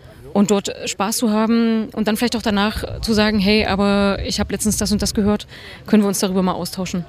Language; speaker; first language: German; native; German